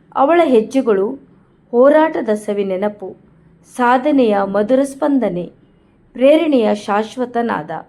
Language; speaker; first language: Kannada; non-native, local second language; Konkani